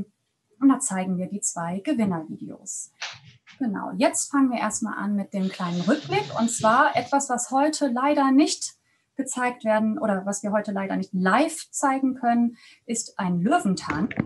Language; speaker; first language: German; native; German